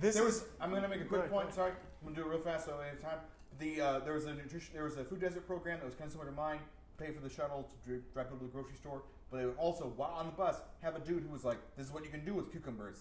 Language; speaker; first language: English; native; English